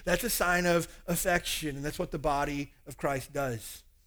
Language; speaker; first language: English; native; English